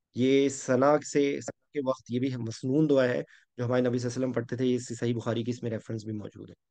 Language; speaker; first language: Urdu; native; Urdu